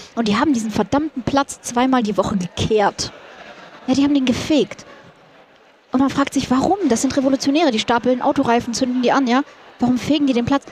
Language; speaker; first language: German; early bilingual, other home language; Russian